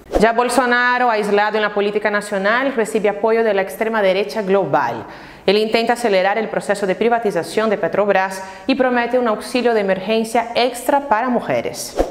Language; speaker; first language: Spanish; non-native, fluent; Portuguese